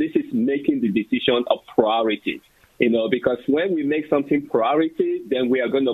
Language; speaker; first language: English; non-native, local second language; Bini